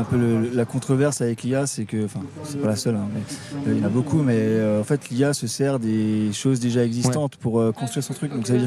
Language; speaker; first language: French; native; French